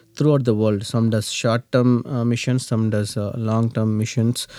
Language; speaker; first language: English; non-native, local second language; Telugu